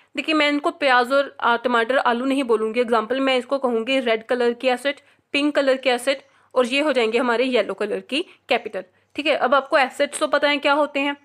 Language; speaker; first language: Hindi; non-native, local second language; Punjabi